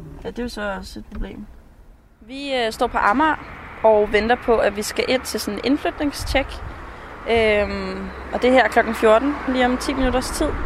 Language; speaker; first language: Danish; native; Danish